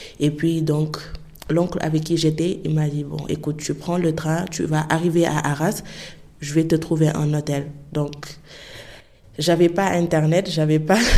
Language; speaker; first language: French; non-native, local second language; Wolof